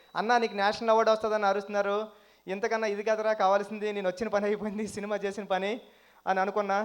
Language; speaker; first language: Telugu; native; Telugu